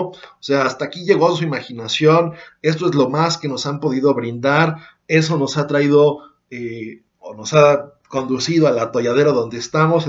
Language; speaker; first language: Spanish; native; Spanish